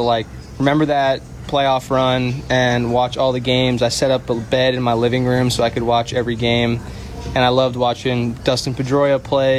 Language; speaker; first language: English; native; English